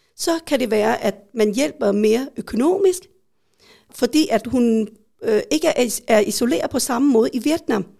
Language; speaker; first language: Danish; early bilingual, other home language; Vietnamese